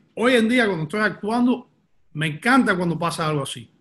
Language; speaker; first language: Spanish; early bilingual, heritage; Spanish